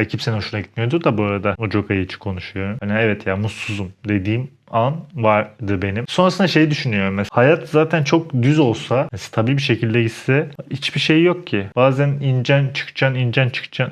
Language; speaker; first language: Turkish; native; Turkish